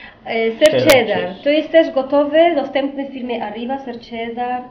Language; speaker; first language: Polish; non-native, fluent; Spanish